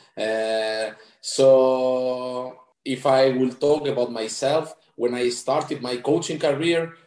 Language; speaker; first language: English; non-native, fluent; Spanish